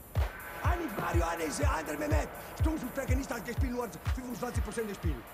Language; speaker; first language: German; non-native, learner; Italian